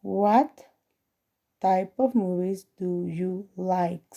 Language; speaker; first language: English; non-native, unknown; Spanish